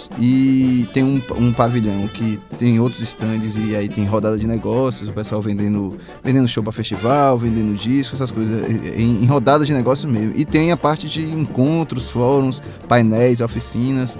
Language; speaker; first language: Portuguese; native; Portuguese